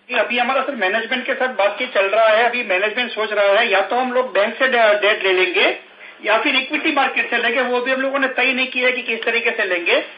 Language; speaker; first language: Hindi; non-native, local second language; Gujarati